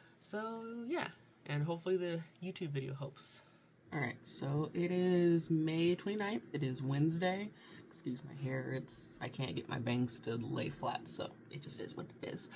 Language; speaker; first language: English; native; English